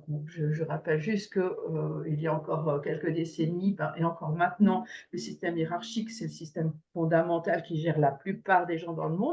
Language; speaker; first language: French; native; French